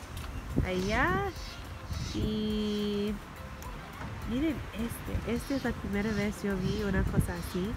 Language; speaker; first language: Spanish; non-native, learner; English